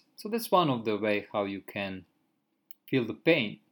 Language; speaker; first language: English; non-native, fluent; Croatian